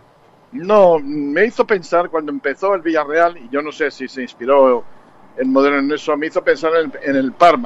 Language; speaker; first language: Spanish; native; Spanish